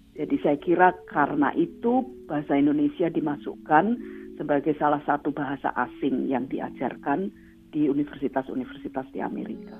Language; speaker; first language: Indonesian; native; Indonesian